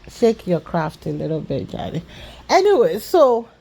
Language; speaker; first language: English; non-native, local second language; Yoruba